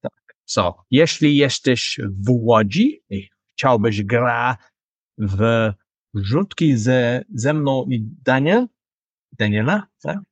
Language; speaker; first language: Polish; non-native, learner; English